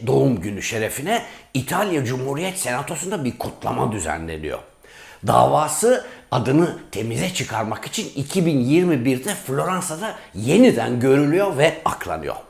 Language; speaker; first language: Turkish; native; Turkish